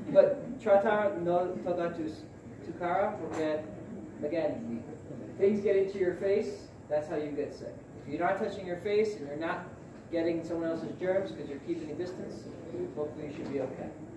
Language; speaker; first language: English; native; English